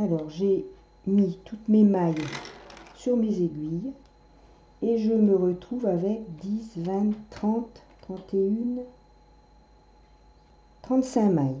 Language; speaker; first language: French; native; French